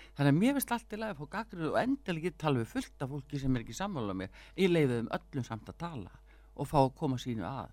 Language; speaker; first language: Icelandic; early bilingual, heritage; Icelandic